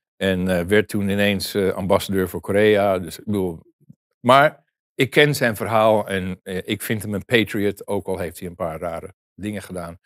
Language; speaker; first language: Dutch; native; Dutch